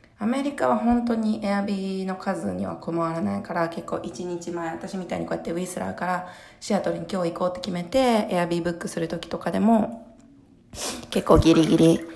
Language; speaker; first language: Japanese; early bilingual, heritage; Japanese